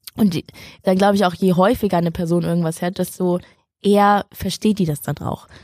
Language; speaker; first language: German; native; German